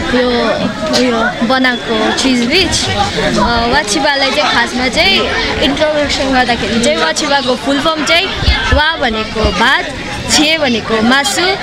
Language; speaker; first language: Nepali; native; Nepali